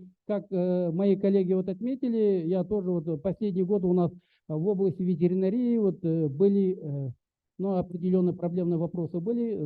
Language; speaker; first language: Russian; native; Russian